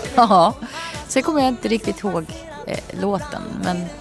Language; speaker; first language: Swedish; native; Swedish